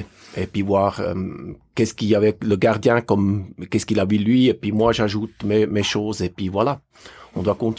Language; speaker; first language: French; native; French